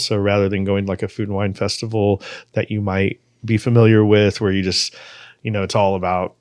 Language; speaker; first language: English; native; English